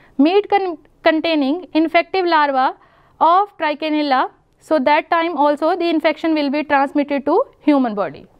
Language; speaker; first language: English; non-native, local second language; Punjabi